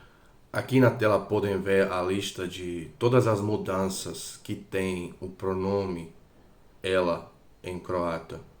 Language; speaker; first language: Portuguese; non-native, fluent; Croatian